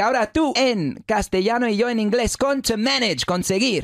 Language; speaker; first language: Spanish; non-native, fluent; English